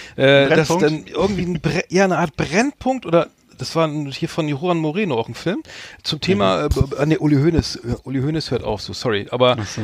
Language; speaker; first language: German; native; German